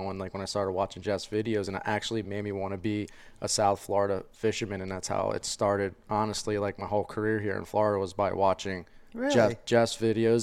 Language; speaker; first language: English; native; English